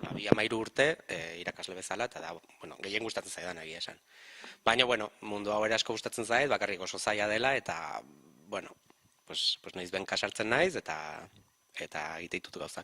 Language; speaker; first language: Basque; non-native, local second language; Spanish